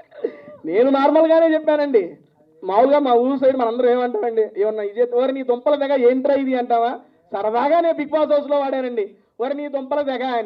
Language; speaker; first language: Telugu; native; Telugu